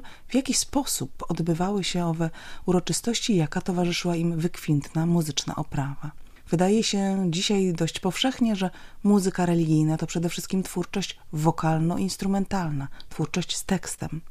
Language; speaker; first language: Polish; native; Polish